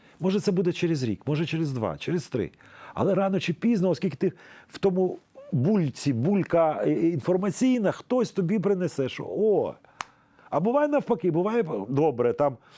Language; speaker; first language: Ukrainian; non-native, local second language; Russian